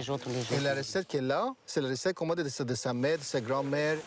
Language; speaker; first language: French; non-native, fluent; Greek